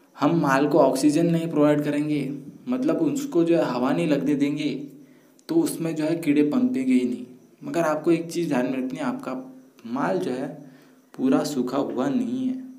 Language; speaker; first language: Hindi; non-native, local second language; Marathi